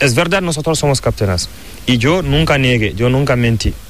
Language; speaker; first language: Spanish; non-native, learner; Fula